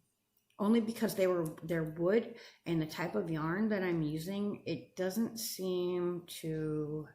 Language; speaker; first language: English; native; English